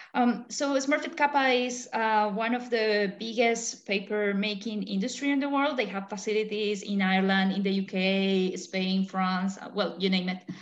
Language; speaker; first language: English; non-native, fluent; Spanish